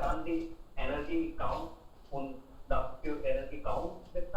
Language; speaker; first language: German; non-native, learner; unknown